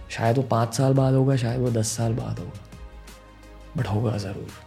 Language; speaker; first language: Hindi; non-native, local second language; English